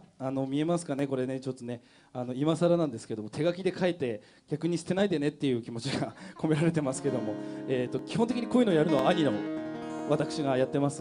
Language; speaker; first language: Japanese; native; Japanese